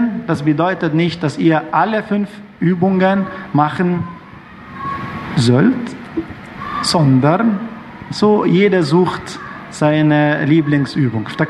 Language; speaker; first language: German; non-native, fluent; Arabic